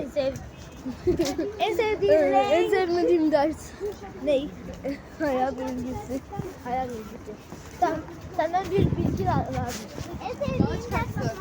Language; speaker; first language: Turkish; early bilingual, heritage; Turkish